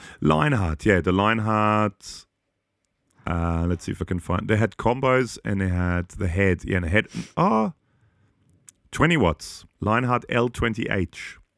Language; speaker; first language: English; non-native, fluent; German